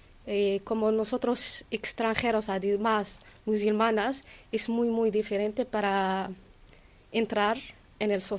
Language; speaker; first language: Spanish; non-native, learner; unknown